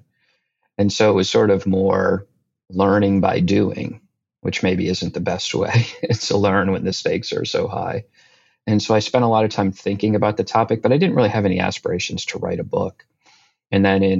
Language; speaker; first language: English; native; English